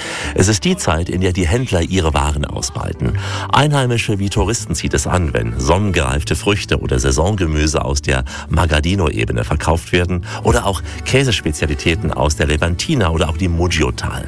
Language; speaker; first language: German; native; German